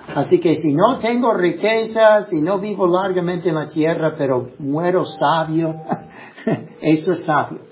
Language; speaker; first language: Spanish; non-native, fluent; English